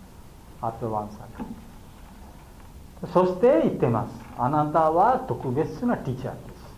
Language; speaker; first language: Japanese; non-native, learner; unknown